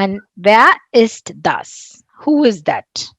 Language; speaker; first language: German; non-native, fluent; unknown